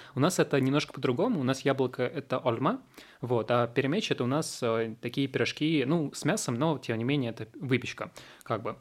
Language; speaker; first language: Russian; early bilingual, other home language; Uzbek